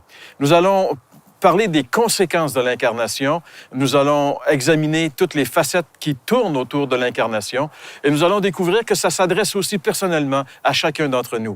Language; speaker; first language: French; native; French